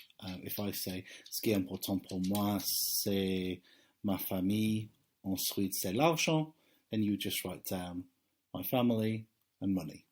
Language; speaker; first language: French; non-native, fluent; English